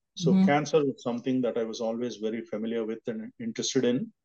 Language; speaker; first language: English; non-native, local second language; Telugu